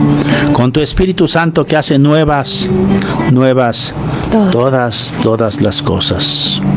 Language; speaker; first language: Spanish; native; Spanish